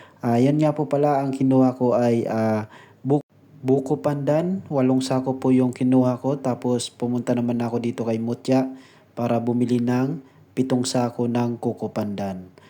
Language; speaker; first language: Filipino; non-native, local second language; Cebuano